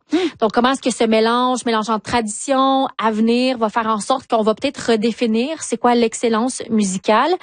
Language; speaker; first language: French; native; French